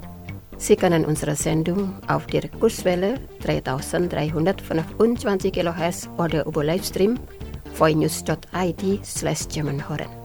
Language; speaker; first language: German; non-native, fluent; Indonesian